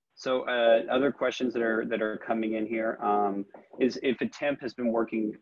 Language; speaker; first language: English; native; English